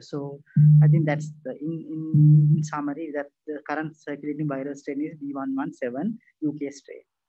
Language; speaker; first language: English; non-native, local second language; Sinhala